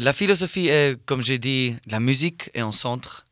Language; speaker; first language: French; non-native, learner; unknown